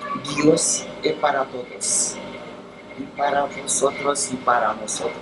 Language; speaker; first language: Spanish; non-native, learner; Romanian